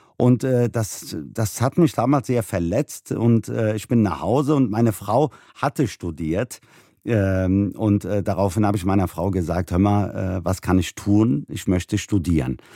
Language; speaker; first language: German; early bilingual, other home language; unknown